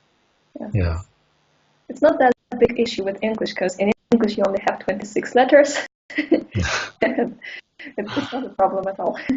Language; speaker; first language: English; non-native, fluent; Russian